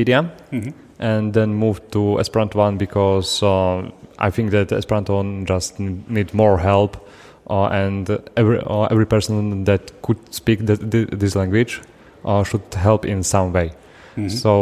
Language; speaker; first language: English; non-native, fluent; Slovak